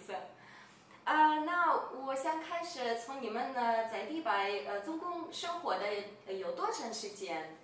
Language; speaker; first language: Chinese; non-native, fluent; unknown